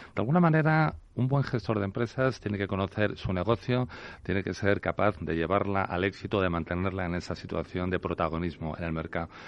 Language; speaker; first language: Spanish; native; Spanish